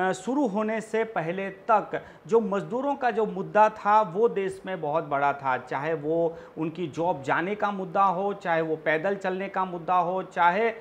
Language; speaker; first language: Hindi; non-native, local second language; Gujarati